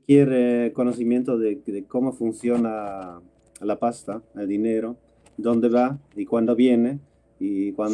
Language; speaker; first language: Spanish; non-native, fluent; Dutch